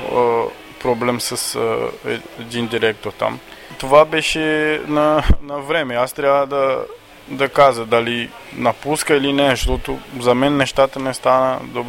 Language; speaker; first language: Bulgarian; non-native, learner; Portuguese